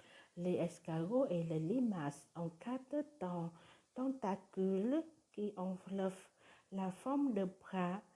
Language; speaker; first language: French; non-native, learner; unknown